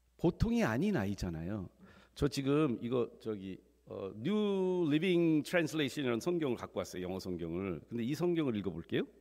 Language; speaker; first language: Korean; early bilingual, heritage; Korean